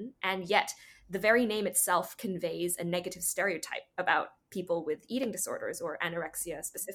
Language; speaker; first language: English; native; English